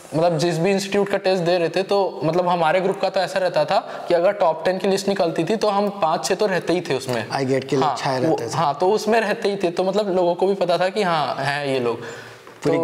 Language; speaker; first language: Hindi; native; Hindi